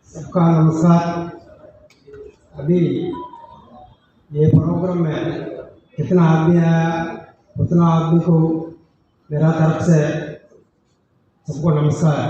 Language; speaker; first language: Hindi; non-native, local second language; Malayalam